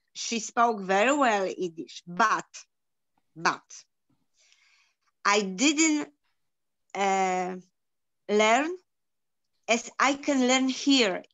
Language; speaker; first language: English; non-native, learner; Polish